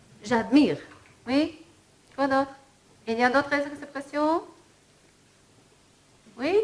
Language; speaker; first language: French; non-native, fluent; Arabic